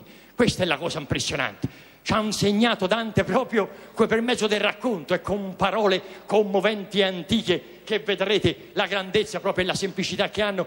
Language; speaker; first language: Italian; native; Italian